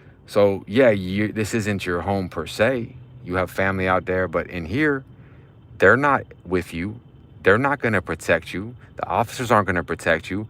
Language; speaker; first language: English; native; English